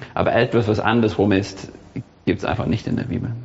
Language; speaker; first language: German; non-native, fluent; English